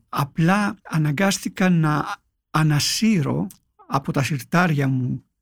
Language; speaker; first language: Greek; native; Greek